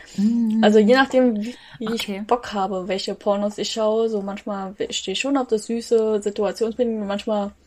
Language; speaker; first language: German; native; German